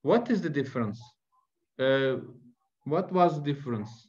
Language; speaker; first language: English; non-native, fluent; Turkish